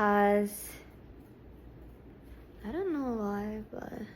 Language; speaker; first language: English; non-native, fluent; Japanese